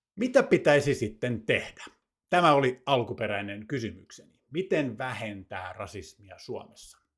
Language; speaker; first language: Finnish; native; Finnish